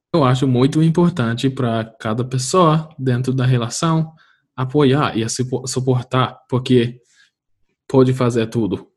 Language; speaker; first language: Portuguese; non-native, fluent; English